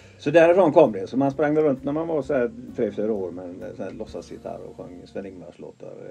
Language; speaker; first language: Swedish; native; Swedish